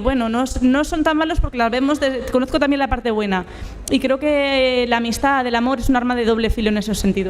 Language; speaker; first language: Spanish; native; Spanish